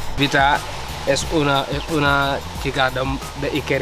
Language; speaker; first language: Spanish; non-native, learner; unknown